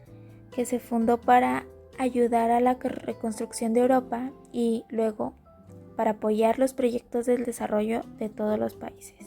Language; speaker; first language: Spanish; native; Spanish